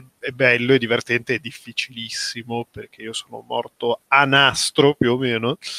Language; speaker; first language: Italian; native; Italian